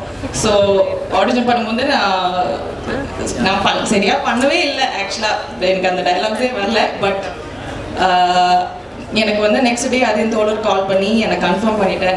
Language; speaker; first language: Tamil; non-native, local second language; Malayalam